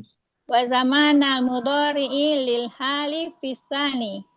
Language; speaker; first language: Arabic; non-native, learner; Indonesian